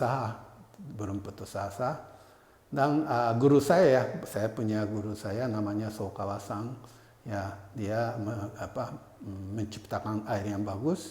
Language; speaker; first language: Indonesian; non-native, fluent; Japanese